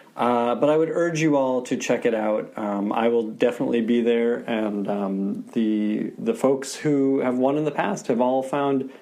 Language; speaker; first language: English; native; English